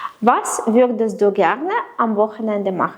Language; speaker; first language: German; non-native, fluent; Ukrainian